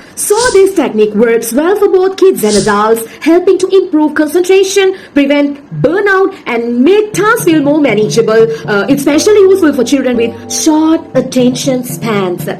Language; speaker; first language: English; non-native, local second language; Tamil